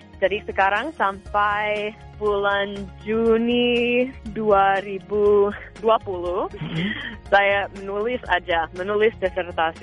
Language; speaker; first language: Indonesian; non-native, fluent; English